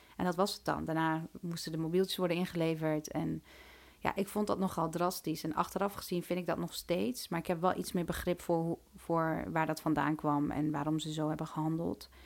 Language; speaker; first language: Dutch; early bilingual, other home language; Turkish